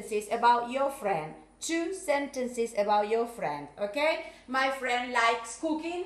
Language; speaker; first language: English; non-native, fluent; Spanish